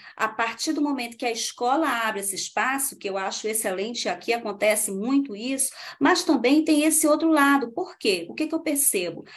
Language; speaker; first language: Portuguese; native; Portuguese